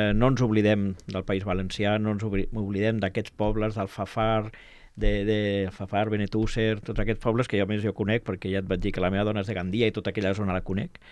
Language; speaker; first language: Catalan; native; Catalan